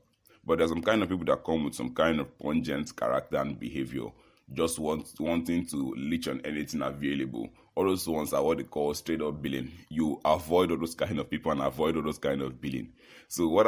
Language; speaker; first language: English; non-native, local second language; Yoruba